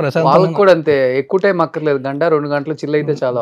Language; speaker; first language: Telugu; native; Telugu